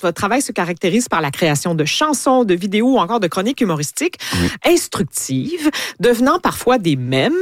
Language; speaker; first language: French; native; French